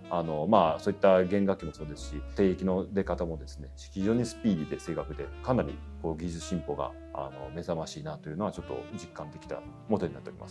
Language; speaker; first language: Japanese; native; Japanese